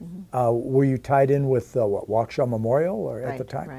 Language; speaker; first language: English; native; English